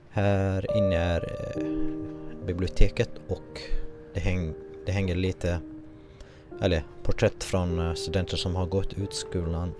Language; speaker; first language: Swedish; non-native, fluent; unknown